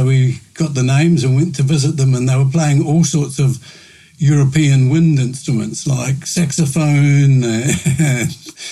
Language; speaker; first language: English; native; English